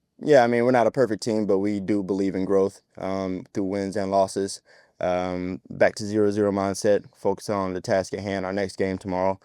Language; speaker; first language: English; native; English